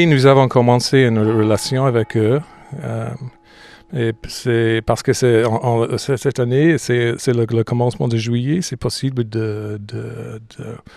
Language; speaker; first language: French; non-native, fluent; English